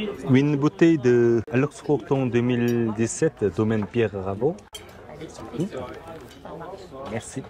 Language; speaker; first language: French; non-native, learner; Korean